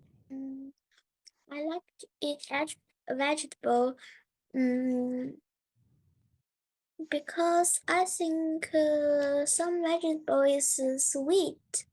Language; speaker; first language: English; non-native, learner; Chinese